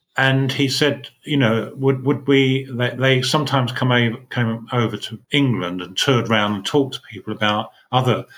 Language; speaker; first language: English; native; English